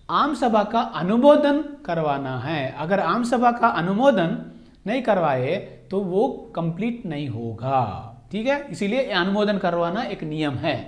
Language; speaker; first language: Hindi; non-native, local second language; Telugu